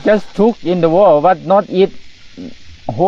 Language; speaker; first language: English; non-native, learner; Thai